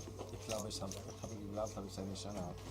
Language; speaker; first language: German; native; German